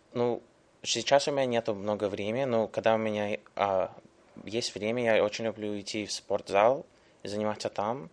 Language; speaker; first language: Russian; early bilingual, heritage; English